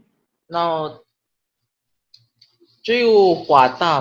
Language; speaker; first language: Chinese; non-native, learner; Filipino